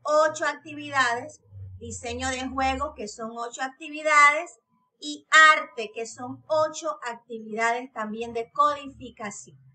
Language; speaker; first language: Spanish; native; Spanish